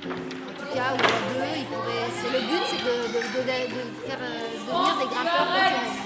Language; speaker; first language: French; native; French